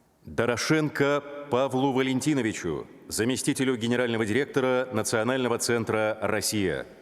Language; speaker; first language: Russian; native; Russian